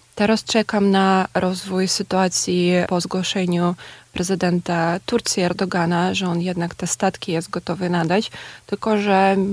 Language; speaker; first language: Polish; non-native, fluent; Ukrainian